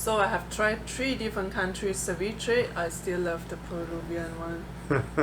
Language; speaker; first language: English; non-native, fluent; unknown